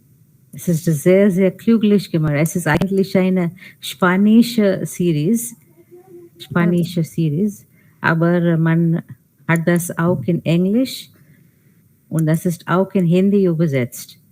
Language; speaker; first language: German; non-native, fluent; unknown